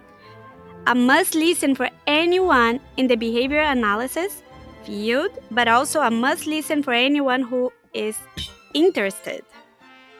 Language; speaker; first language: English; non-native, fluent; Portuguese